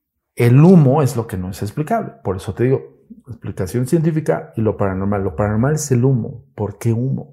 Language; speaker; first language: Spanish; native; Spanish